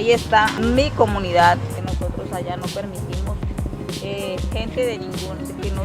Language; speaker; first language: Spanish; native; Spanish